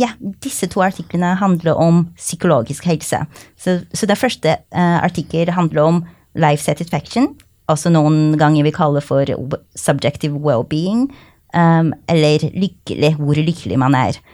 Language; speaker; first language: Norwegian; non-native, fluent; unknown